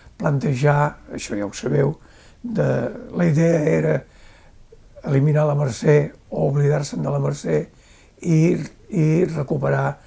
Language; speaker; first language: Catalan; native; Catalan